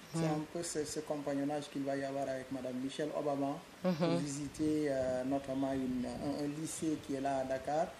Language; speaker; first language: French; non-native, local second language; Wolof